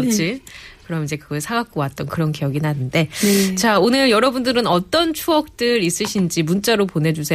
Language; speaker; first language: Korean; native; Korean